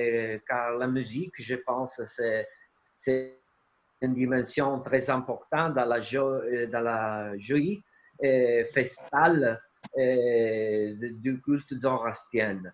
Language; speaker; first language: French; non-native, fluent; Italian